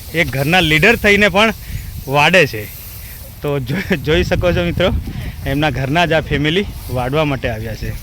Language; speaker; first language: Gujarati; non-native, local second language; Bhili